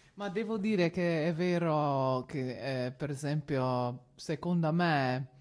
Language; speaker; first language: Italian; non-native, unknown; Spanish